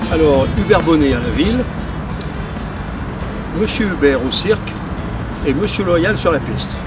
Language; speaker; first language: French; native; French